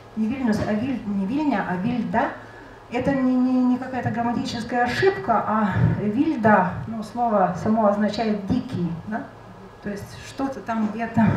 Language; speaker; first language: Russian; non-native, local second language; Lithuanian